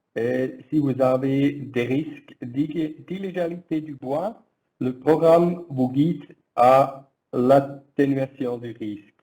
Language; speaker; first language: French; non-native, learner; German